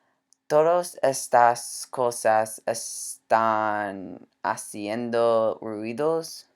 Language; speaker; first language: Spanish; non-native, learner; English